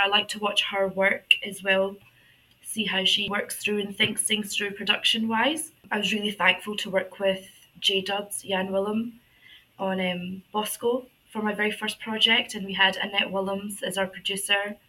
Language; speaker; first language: English; native; English